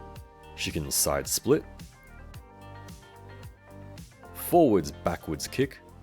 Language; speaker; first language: English; native; English